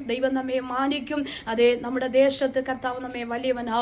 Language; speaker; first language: Malayalam; native; Malayalam